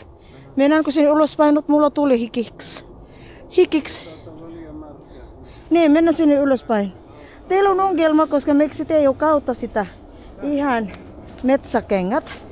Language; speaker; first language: Finnish; non-native, learner; Filipino